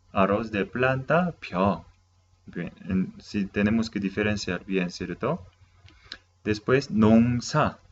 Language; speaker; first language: Spanish; non-native, fluent; Korean